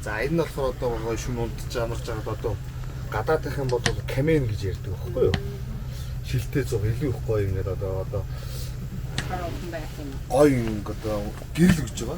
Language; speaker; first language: Mongolian; native; Mongolian